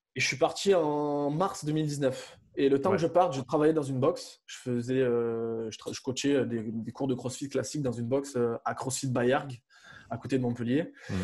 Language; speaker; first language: French; native; French